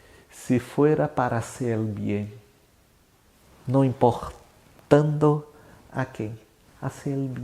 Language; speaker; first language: Spanish; non-native, learner; Portuguese